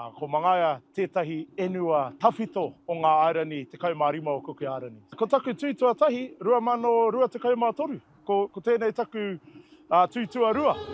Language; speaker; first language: Māori; non-native, local second language; English